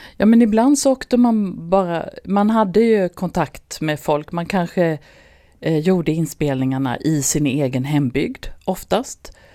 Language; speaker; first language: Swedish; native; Swedish